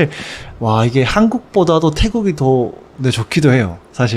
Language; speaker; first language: Korean; native; Korean